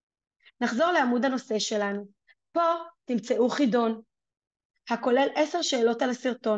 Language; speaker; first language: Hebrew; native; Hebrew